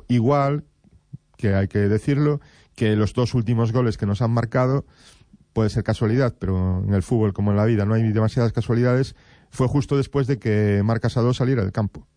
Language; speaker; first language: Spanish; native; Spanish